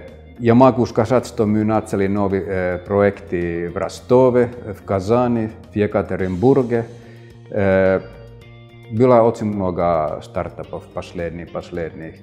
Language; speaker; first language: Russian; non-native, fluent; Finnish